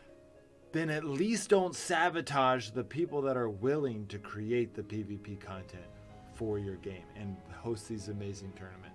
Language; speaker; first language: English; native; English